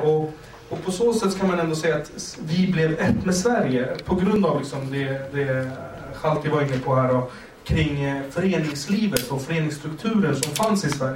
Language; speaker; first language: Swedish; early bilingual, other home language; Kurdish